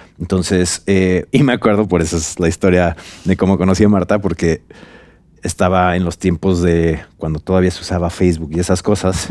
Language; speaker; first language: Spanish; native; Spanish